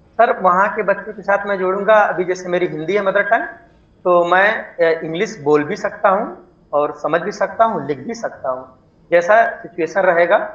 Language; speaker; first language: Hindi; native; Hindi